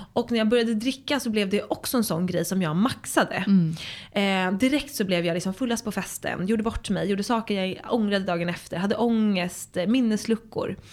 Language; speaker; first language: Swedish; native; Swedish